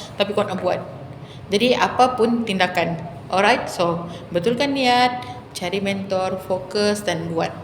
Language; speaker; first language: Malay; native; Malay